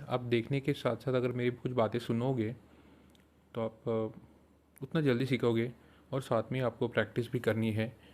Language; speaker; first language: Hindi; non-native, local second language; Marathi